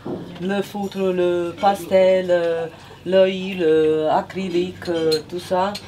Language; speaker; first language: French; non-native, fluent; Serbian